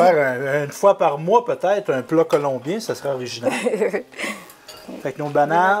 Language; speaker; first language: French; native; French